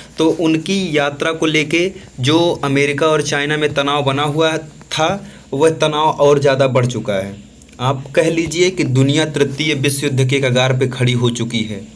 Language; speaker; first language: Hindi; native; Hindi